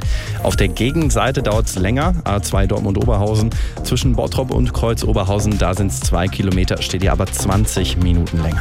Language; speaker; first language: German; native; German